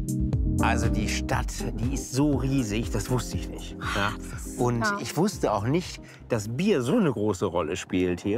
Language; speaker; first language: German; native; German